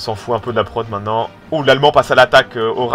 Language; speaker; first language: French; native; French